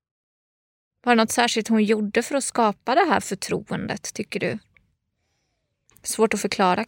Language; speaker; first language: Swedish; native; Swedish